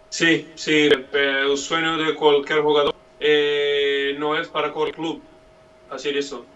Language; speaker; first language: Spanish; non-native, learner; Portuguese